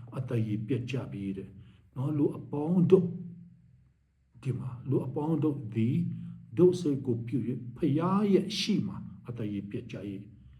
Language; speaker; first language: Burmese; non-native, local second language; Tedim Chin